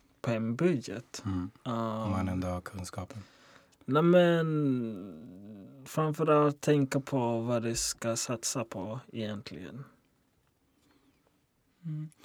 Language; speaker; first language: Swedish; non-native, local second language; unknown